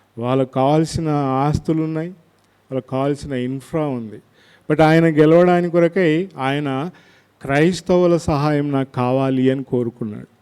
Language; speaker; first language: Telugu; non-native, local second language; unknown